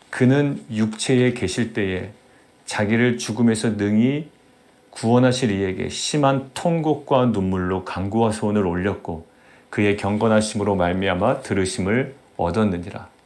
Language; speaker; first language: Korean; native; Korean